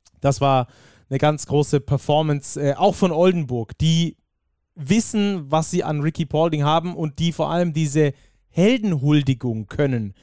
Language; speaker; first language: German; native; German